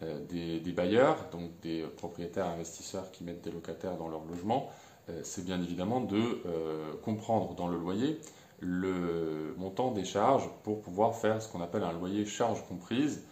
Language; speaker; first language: French; native; French